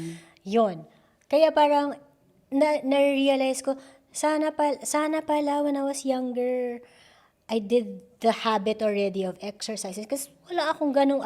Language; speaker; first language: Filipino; native; Filipino